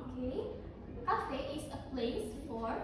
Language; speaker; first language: English; non-native, fluent; Indonesian